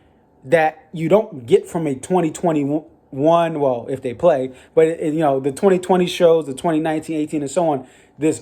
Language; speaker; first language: English; native; English